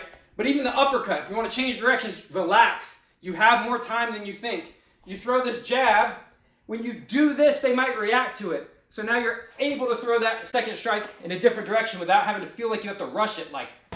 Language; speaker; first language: English; native; English